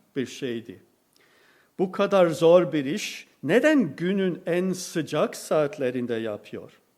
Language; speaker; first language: Turkish; non-native, fluent; English